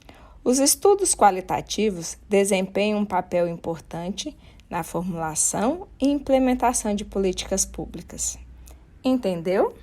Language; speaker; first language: Portuguese; native; Portuguese